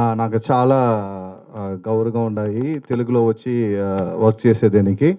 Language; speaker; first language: Telugu; non-native, learner; Tamil